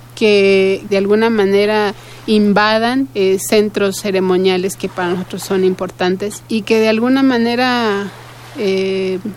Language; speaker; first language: Spanish; native; Spanish